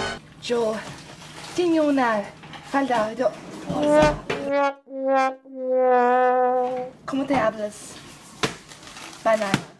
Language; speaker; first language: Spanish; non-native, learner; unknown